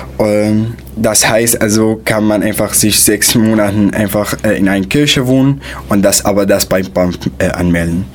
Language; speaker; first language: German; non-native, fluent; Arabic